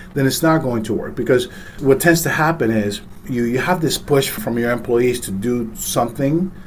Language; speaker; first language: English; early bilingual, other home language; Spanish